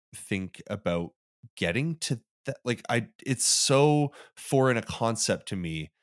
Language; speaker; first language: English; native; English